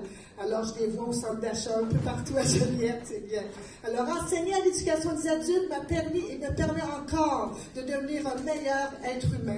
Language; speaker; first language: French; native; French